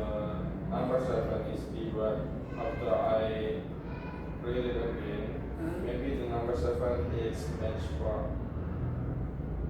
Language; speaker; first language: English; non-native, learner; Indonesian